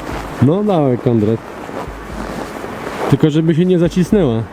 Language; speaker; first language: Polish; native; Polish